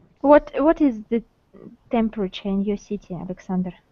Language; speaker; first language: English; non-native, learner; Russian